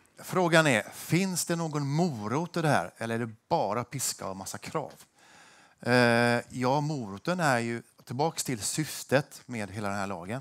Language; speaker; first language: Swedish; native; Swedish